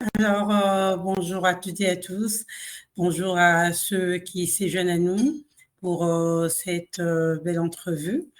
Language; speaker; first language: French; non-native, local second language; Kongo